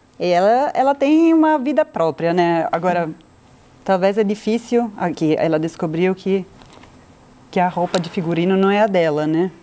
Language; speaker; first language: Portuguese; non-native, fluent; Italian